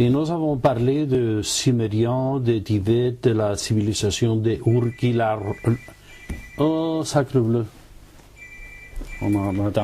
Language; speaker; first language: French; non-native, learner; Catalan